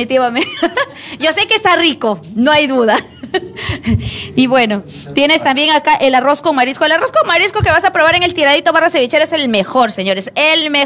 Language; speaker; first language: Spanish; native; Spanish